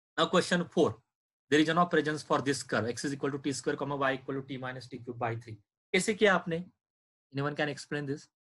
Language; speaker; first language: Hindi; non-native, local second language; Marathi